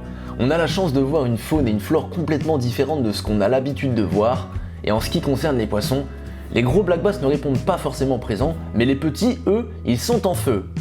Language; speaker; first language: French; native; French